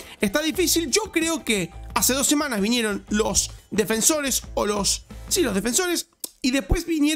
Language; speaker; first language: Spanish; native; Spanish